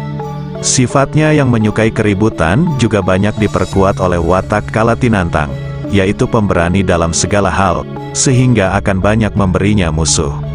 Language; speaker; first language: Indonesian; non-native, local second language; Javanese